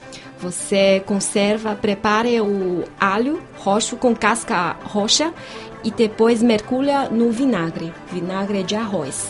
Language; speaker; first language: Portuguese; non-native, fluent; Chinese